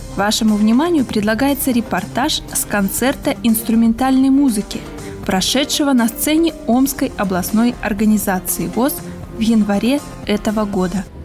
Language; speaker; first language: Russian; native; Russian